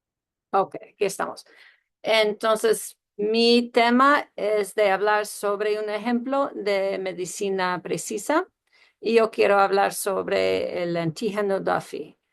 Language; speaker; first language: Spanish; early bilingual, heritage; Spanish